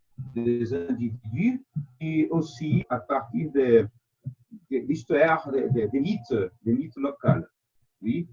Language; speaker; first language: French; non-native, fluent; Portuguese